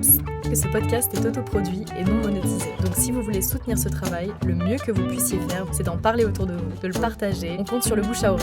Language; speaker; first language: French; native; French